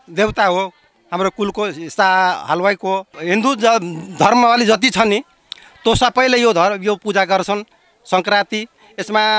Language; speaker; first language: Nepali; non-native, local second language; Maithili